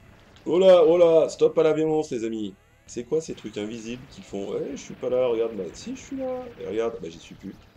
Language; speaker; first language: French; native; French